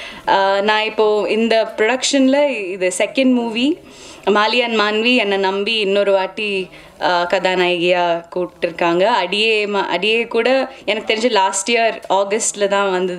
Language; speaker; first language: Tamil; non-native, local second language; Malayalam